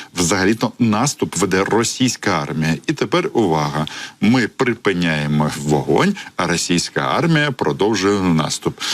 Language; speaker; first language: Ukrainian; native; Ukrainian